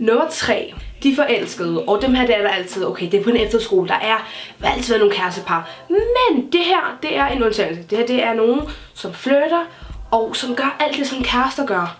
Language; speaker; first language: Danish; native; Danish